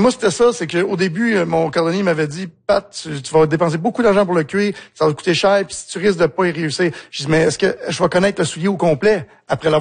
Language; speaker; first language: French; native; French